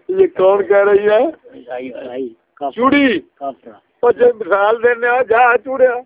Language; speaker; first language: Urdu; non-native, local second language; Punjabi